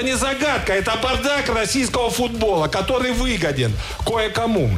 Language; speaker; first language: Russian; native; Russian